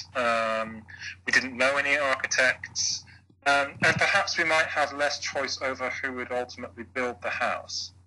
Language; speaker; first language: English; native; English